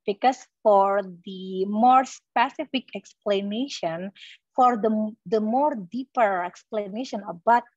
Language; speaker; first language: English; non-native, fluent; Indonesian